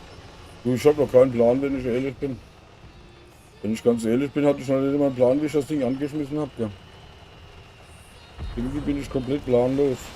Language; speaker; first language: German; native; German